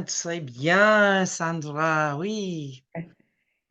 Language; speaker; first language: French; non-native, fluent; English